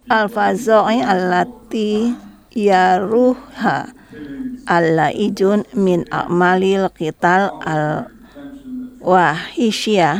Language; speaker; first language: Arabic; non-native, learner; Indonesian